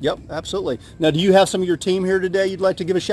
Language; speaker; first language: English; native; English